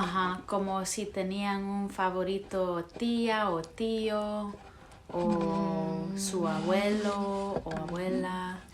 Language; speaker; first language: Spanish; early bilingual, heritage; English